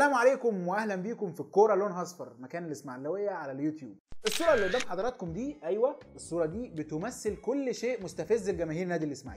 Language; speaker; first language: Arabic; native; Arabic